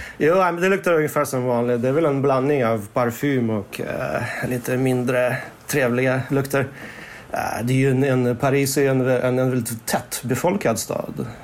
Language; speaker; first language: Swedish; early bilingual, other home language; Russian